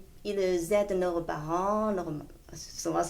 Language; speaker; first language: French; non-native, fluent; Chinese